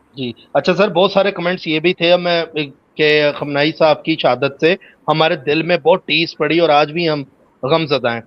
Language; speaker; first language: Urdu; native; Urdu